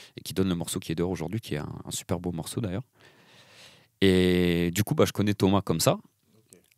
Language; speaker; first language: French; native; French